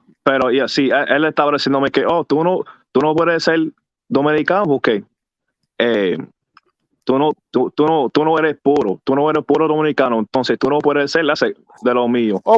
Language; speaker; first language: Spanish; early bilingual, heritage; English